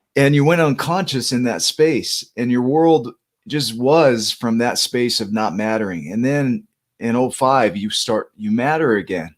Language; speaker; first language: English; native; English